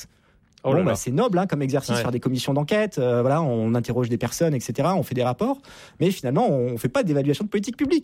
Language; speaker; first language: French; native; French